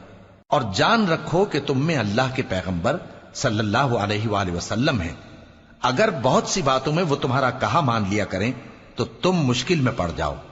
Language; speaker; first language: Urdu; native; Urdu